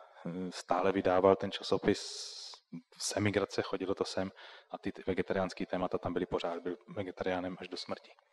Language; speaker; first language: Czech; native; Czech